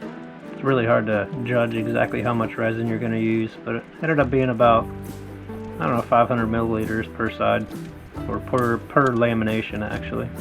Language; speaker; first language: English; native; English